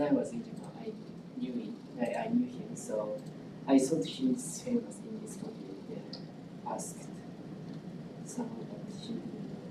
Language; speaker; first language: English; non-native, local second language; Japanese